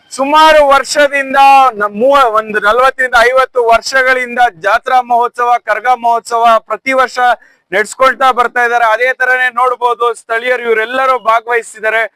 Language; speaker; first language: Kannada; native; Kannada